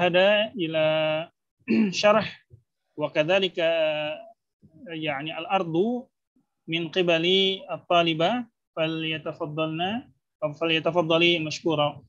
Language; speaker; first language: Arabic; non-native, fluent; Indonesian